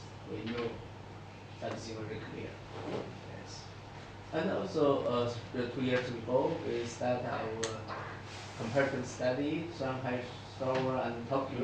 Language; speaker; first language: English; non-native, fluent; Chinese